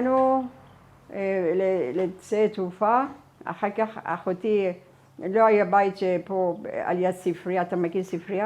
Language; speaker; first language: Hebrew; non-native, fluent; Persian